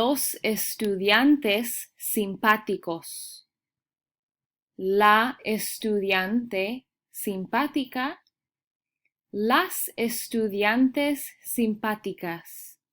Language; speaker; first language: Spanish; early bilingual, heritage; Spanish